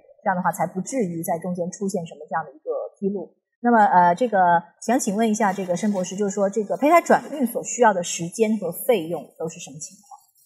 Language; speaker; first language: Chinese; native; Chinese